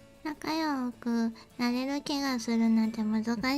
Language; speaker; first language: Japanese; native; Japanese